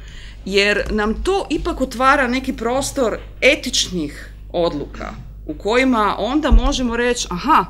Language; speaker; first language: Croatian; native; Croatian